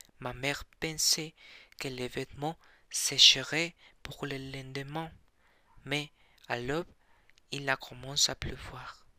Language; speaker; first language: French; non-native, learner; Spanish